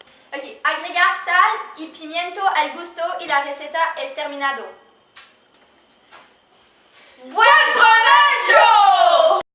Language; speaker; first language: Spanish; non-native, learner; French